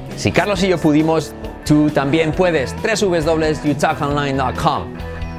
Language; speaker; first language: Spanish; native; Spanish